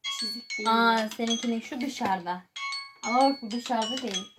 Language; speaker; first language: Turkish; native; Turkish